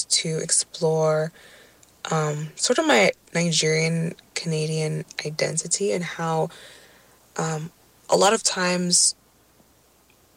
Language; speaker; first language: English; native; English